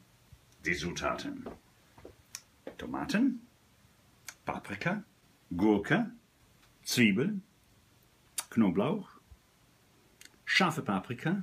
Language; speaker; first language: German; non-native, fluent; Italian